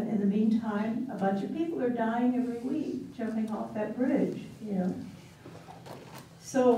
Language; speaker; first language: English; native; English